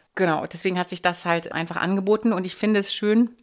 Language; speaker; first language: German; native; German